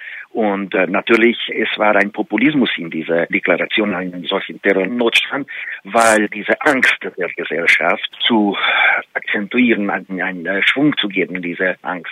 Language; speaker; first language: German; non-native, fluent; Hungarian